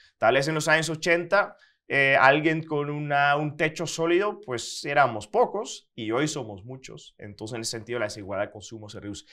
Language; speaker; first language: Spanish; non-native, fluent; Dutch